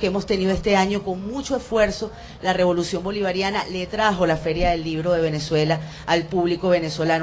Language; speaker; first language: Spanish; native; Spanish